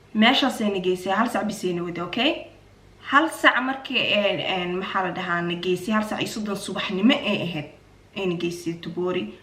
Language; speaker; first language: Somali; early bilingual, heritage; Somali